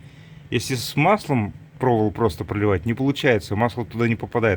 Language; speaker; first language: Russian; native; Russian